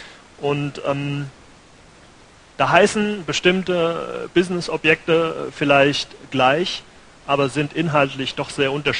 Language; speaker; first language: German; native; German